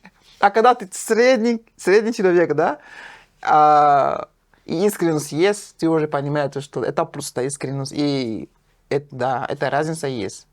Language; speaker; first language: Russian; non-native, fluent; French